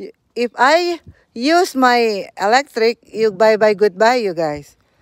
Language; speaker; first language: English; non-native, learner; Indonesian